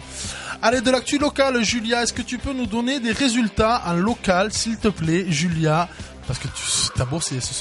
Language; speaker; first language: French; native; French